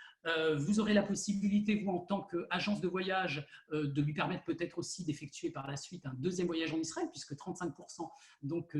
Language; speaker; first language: French; native; French